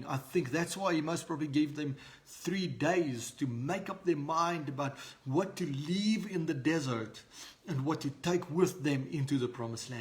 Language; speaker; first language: English; non-native, local second language; Afrikaans